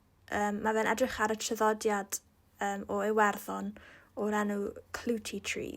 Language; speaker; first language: Welsh; non-native, local second language; English